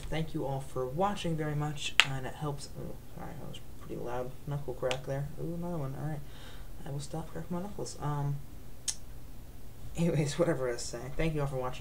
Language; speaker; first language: English; native; English